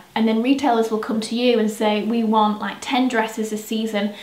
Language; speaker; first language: English; native; English